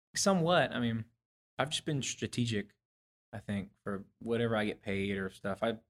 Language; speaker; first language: English; native; English